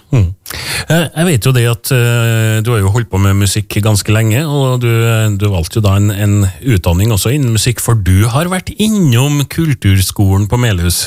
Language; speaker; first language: Norwegian; native; Norwegian